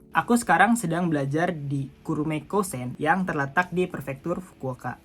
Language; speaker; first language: Indonesian; native; Indonesian